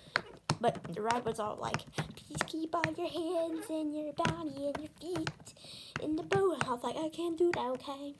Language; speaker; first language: English; native; English